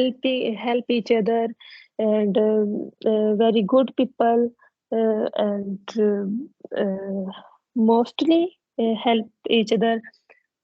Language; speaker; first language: English; non-native, learner; Punjabi